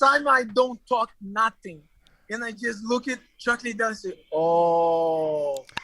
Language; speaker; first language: English; non-native, learner; Portuguese